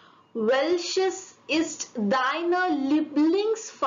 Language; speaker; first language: German; non-native, fluent; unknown